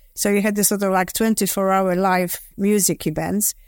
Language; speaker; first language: English; non-native, fluent; Polish